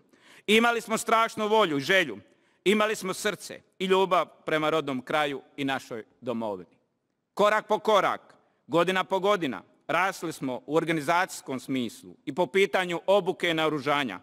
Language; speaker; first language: Bosnian; native; Bosnian